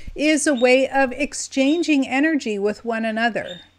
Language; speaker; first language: English; native; English